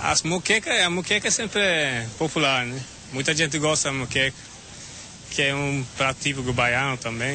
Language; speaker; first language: Portuguese; non-native, fluent; Swedish